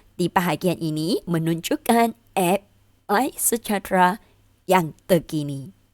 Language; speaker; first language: Malay; non-native, local second language; Chinese